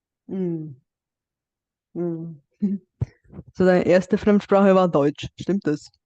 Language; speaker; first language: German; non-native, fluent; Bulgarian